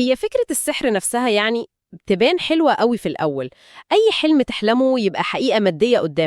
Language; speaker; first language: Arabic; native; Arabic